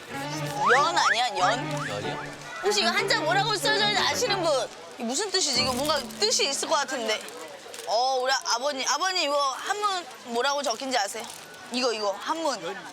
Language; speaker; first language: Korean; native; Korean